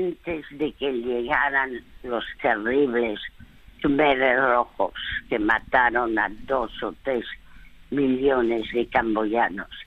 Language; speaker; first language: Spanish; early bilingual, other home language; French